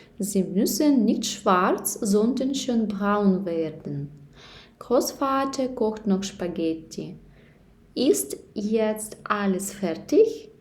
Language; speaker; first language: German; non-native, learner; Ukrainian